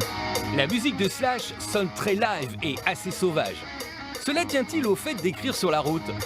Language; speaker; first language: French; native; French